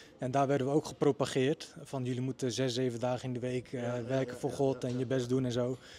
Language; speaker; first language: Dutch; early bilingual, other home language; Bosnian